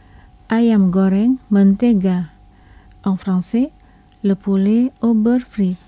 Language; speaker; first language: French; non-native, local second language; Indonesian